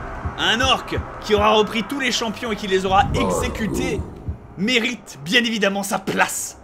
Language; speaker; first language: French; native; French